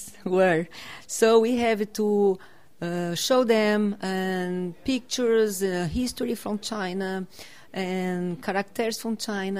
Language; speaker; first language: English; non-native, learner; Portuguese